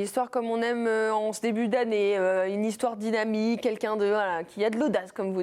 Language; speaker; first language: French; native; French